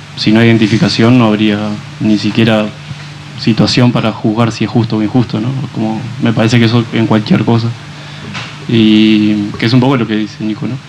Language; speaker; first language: Spanish; native; Spanish